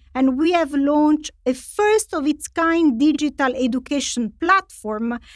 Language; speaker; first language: English; non-native, fluent; Italian